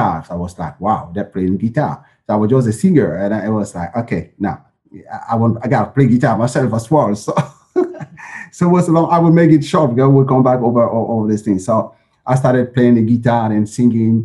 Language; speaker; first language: English; non-native, local second language; French